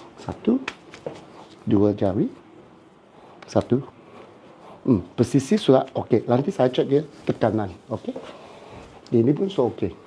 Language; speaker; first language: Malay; non-native, local second language; Cantonese